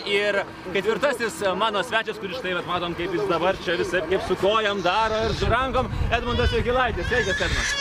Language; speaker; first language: Lithuanian; native; Lithuanian